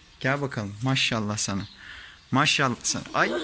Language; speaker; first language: Turkish; native; Turkish